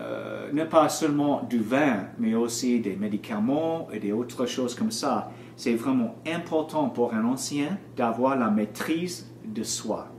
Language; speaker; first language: French; non-native, learner; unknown